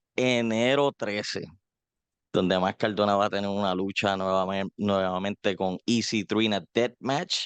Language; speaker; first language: Spanish; native; Spanish